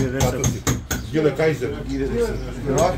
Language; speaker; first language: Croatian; non-native, learner; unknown